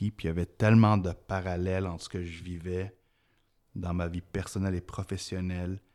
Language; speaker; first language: French; early bilingual, other home language; Arabic